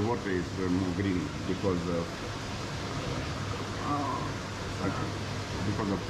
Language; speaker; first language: English; non-native, learner; Russian